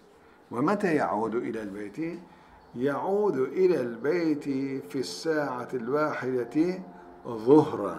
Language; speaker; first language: Arabic; non-native, fluent; Turkish